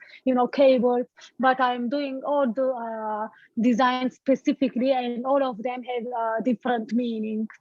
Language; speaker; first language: English; non-native, fluent; Turkish